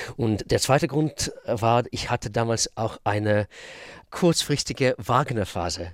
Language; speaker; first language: German; non-native, fluent; Russian